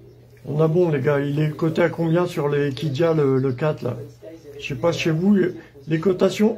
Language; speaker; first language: French; native; French